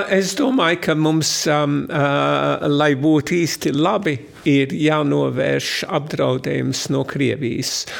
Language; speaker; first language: Latvian; early bilingual, heritage; Latvian